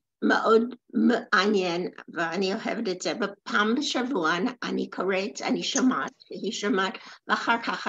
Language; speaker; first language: Hebrew; non-native, learner; English